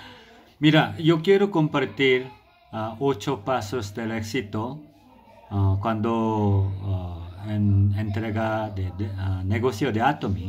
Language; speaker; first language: Spanish; non-native, learner; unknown